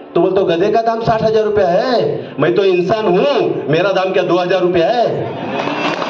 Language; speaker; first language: Hindi; non-native, local second language; Marathi